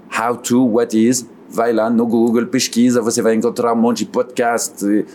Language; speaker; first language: Portuguese; non-native, fluent; French